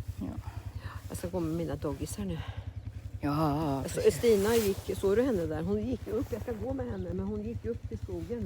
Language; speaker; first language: Swedish; native; Swedish